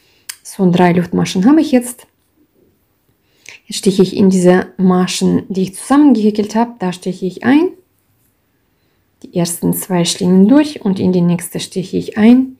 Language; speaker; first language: German; non-native, fluent; Russian